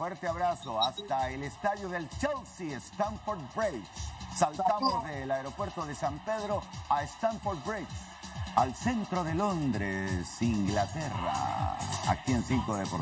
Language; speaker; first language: Spanish; native; Spanish